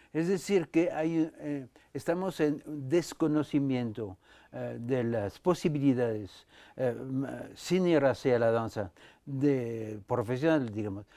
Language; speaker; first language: Spanish; non-native, fluent; French